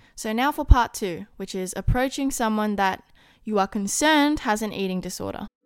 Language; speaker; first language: English; native; English